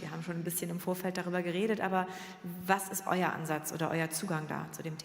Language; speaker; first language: German; native; German